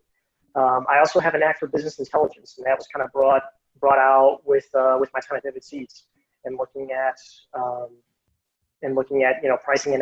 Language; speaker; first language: English; native; English